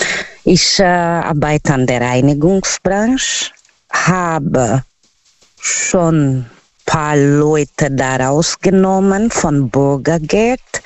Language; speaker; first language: German; non-native, learner; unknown